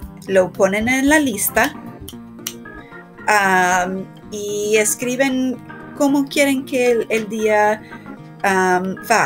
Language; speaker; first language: Spanish; non-native, fluent; English